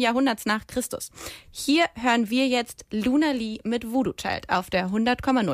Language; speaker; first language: German; native; German